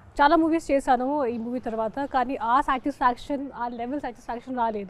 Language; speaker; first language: Telugu; non-native, local second language; Hindi